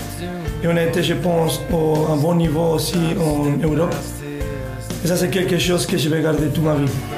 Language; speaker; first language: French; non-native, fluent; Spanish